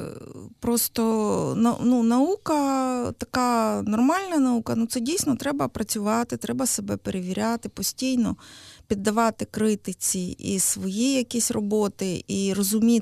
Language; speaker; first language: Ukrainian; native; Ukrainian